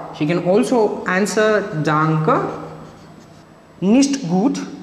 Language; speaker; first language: English; non-native, local second language; Marathi